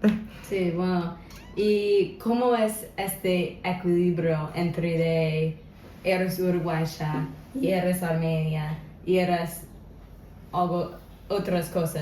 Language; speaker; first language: Spanish; non-native, local second language; English